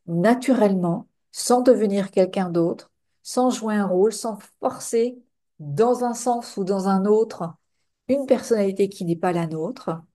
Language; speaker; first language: French; native; French